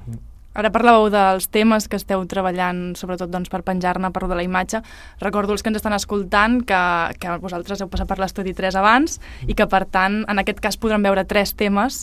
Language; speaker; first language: Catalan; native; Catalan